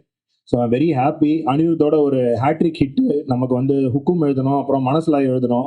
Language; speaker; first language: Tamil; native; Tamil